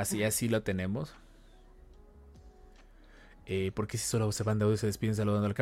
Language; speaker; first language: Spanish; native; Spanish